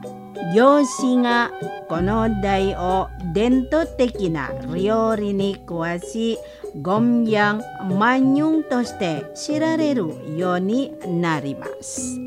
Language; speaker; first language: Japanese; non-native, fluent; Indonesian